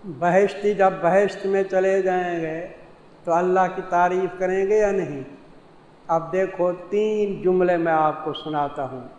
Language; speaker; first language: Urdu; non-native, local second language; Saraiki